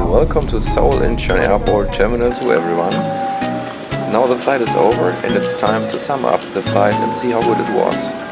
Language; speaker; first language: English; non-native, fluent; German